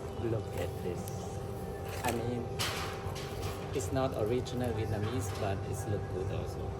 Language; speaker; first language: English; non-native, learner; Vietnamese